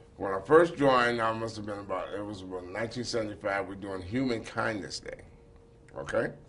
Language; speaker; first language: English; native; English